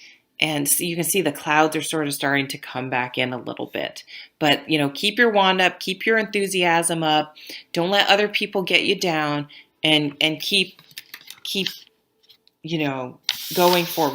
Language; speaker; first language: English; native; English